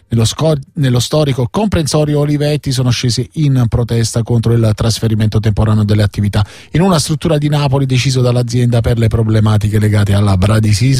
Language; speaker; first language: Italian; native; Italian